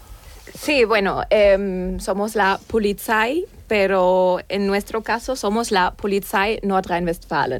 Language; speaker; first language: Spanish; non-native, fluent; German